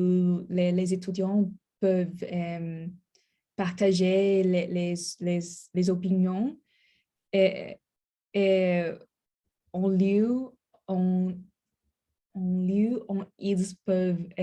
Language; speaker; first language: French; non-native, learner; English